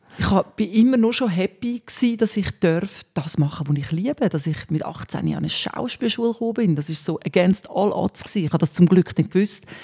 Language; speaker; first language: German; early bilingual, other home language; Swiss German